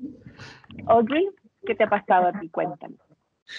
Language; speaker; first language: Spanish; native; Spanish